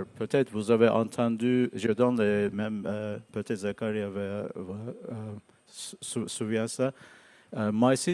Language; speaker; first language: French; non-native, learner; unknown